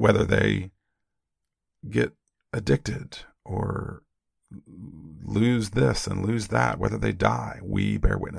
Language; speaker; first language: English; native; English